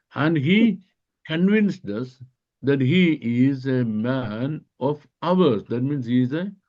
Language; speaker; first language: English; non-native, local second language; Malayalam